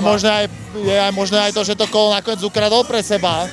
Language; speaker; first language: Slovak; native; Slovak